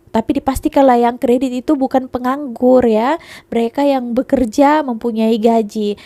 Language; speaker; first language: Indonesian; native; Indonesian